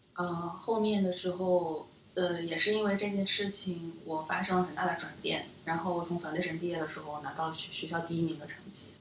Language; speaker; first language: Chinese; native; Chinese